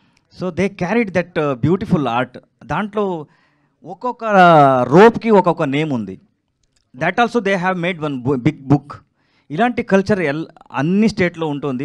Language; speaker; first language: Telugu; non-native, learner; Kannada